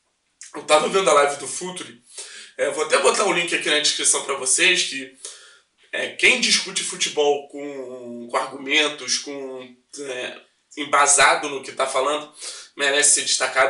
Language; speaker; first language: Portuguese; native; Portuguese